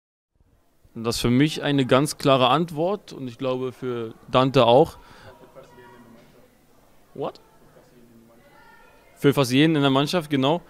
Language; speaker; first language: German; native; German